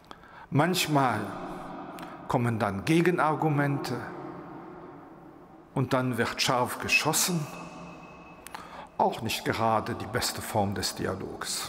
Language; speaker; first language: German; non-native, local second language; Luxembourgish